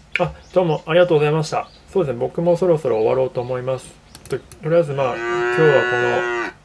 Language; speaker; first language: Japanese; native; Japanese